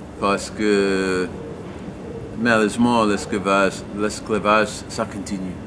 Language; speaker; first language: French; non-native, learner; English